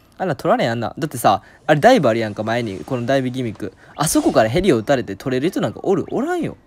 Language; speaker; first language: Japanese; native; Japanese